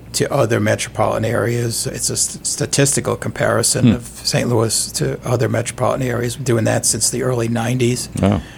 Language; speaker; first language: English; native; English